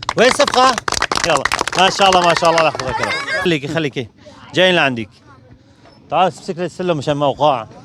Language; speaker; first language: Arabic; native; Arabic